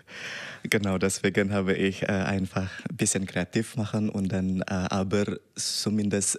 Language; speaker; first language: German; non-native, learner; Indonesian